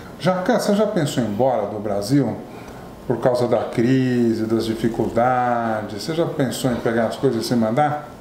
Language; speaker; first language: Portuguese; native; Portuguese